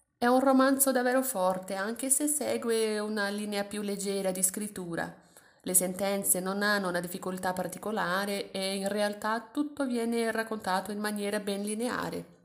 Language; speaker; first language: Italian; non-native, fluent; Portuguese